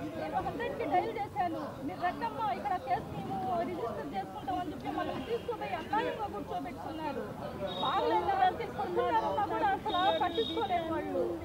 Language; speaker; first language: Telugu; non-native, local second language; Urdu